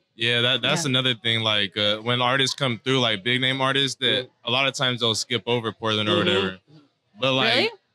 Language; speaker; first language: English; native; English